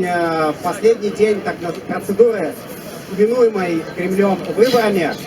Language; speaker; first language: Russian; native; Russian